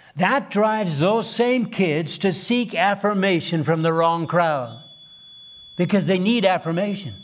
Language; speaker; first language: English; non-native, fluent; Plautdietsch